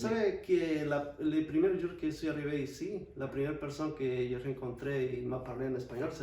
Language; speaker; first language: French; non-native, fluent; Spanish